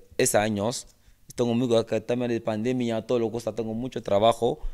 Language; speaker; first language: Spanish; non-native, fluent; French